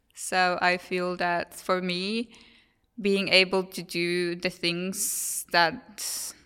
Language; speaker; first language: English; non-native, fluent; Finnish